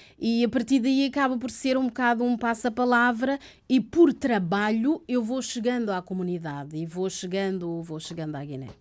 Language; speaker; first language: Portuguese; early bilingual, other home language; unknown